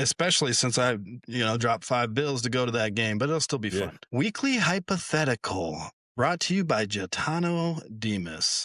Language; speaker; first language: English; native; English